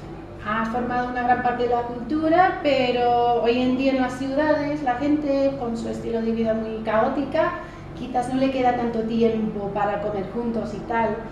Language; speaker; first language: Spanish; non-native, fluent; English